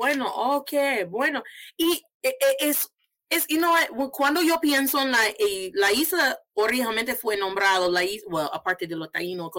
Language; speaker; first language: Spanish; non-native, fluent; English